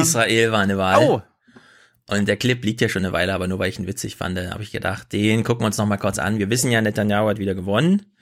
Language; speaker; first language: German; native; German